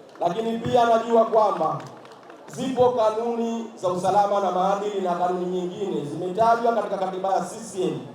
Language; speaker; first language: Swahili; native; Swahili